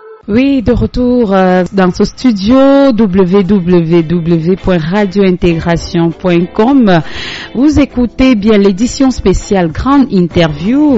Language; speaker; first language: French; non-native, local second language; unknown